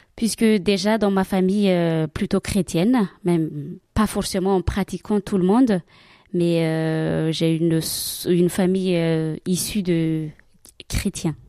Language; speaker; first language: French; non-native, local second language; Malagasy